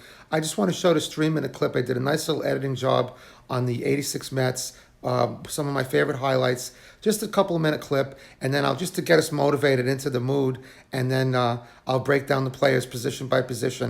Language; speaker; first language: English; native; English